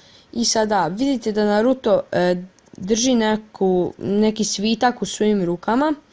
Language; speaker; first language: Bosnian; native; Bosnian